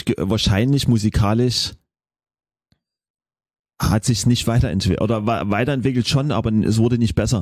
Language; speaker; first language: German; native; German